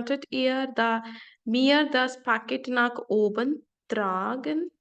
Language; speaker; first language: German; non-native, fluent; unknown